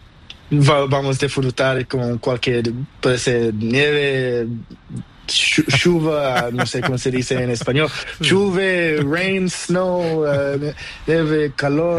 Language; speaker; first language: Spanish; non-native, learner; Portuguese